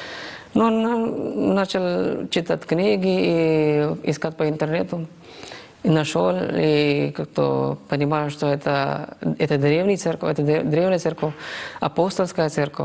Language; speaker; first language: Russian; non-native, fluent; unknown